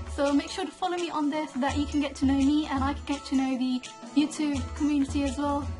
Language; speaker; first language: English; non-native, fluent; Danish